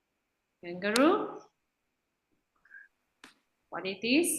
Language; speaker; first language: English; non-native, fluent; Vietnamese